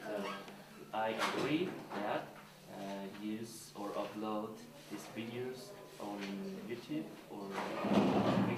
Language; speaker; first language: English; non-native, learner; Korean